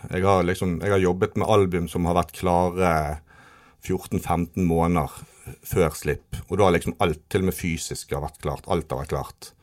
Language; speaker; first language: Norwegian; native; Norwegian